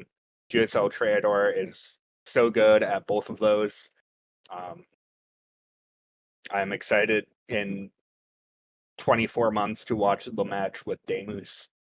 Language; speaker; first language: English; native; English